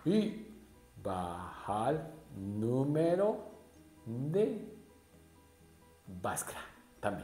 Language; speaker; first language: Spanish; non-native, learner; Japanese